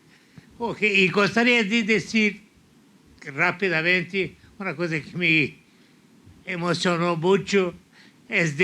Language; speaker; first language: Portuguese; non-native, fluent; Spanish